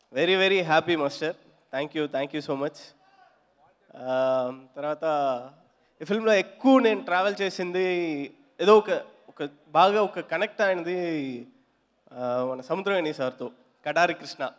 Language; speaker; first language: Telugu; non-native, learner; Tamil